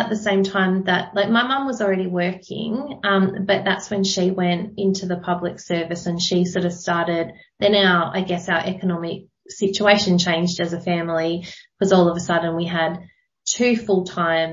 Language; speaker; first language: English; native; English